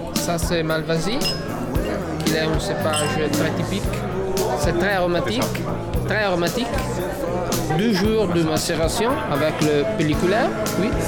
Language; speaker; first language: French; non-native, learner; Italian